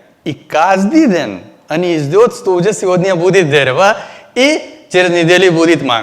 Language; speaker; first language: Russian; non-native, learner; Hindi